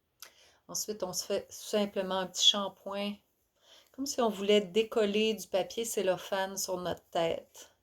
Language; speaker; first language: French; native; French